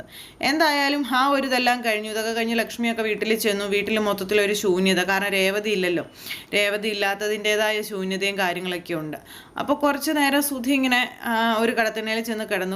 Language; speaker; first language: Malayalam; native; Malayalam